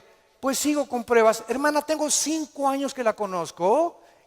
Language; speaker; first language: Spanish; native; Spanish